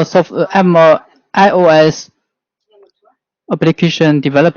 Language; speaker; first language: English; non-native, learner; Chinese